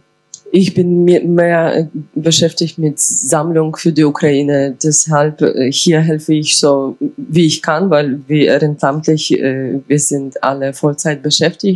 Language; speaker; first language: German; non-native, fluent; Ukrainian